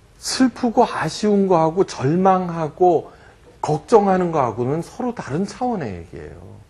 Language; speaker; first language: Korean; early bilingual, heritage; Korean